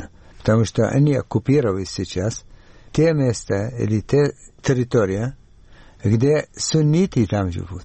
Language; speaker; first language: Russian; non-native, learner; Arabic